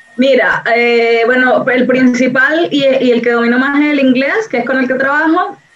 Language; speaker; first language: Spanish; native; Spanish